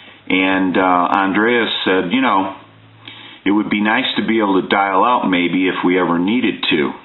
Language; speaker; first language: English; native; English